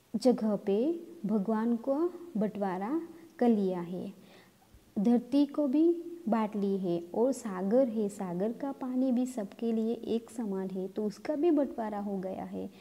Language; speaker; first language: Hindi; non-native, local second language; Gamit